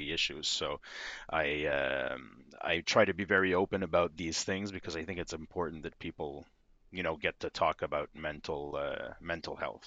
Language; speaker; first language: English; native; English